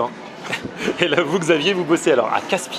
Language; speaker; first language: French; native; French